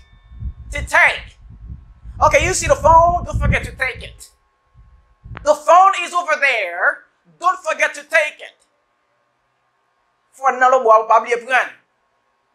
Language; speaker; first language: English; non-native, fluent; Haitian Creole